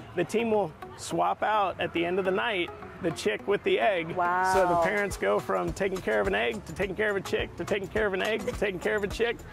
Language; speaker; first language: English; native; English